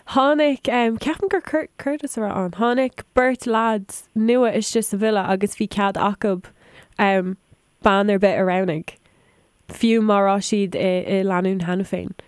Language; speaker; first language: Irish; non-native, local second language; English